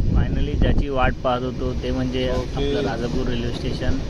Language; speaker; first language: Marathi; native; Marathi